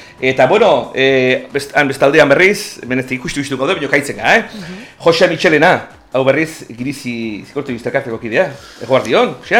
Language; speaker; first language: Basque; native; Basque